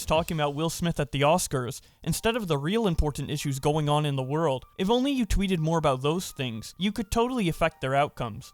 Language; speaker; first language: English; native; English